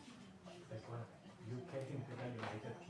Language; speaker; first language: English; non-native, learner; Spanish